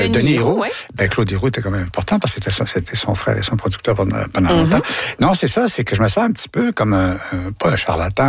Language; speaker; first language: French; native; French